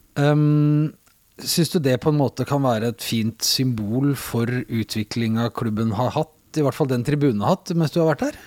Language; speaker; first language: Norwegian; native; Norwegian